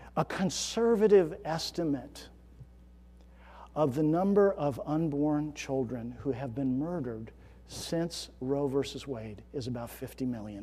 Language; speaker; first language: English; native; English